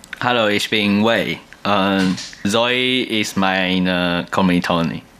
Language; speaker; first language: German; non-native, learner; Chinese